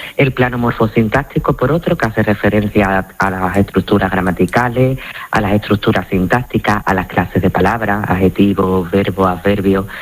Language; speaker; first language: Spanish; native; Spanish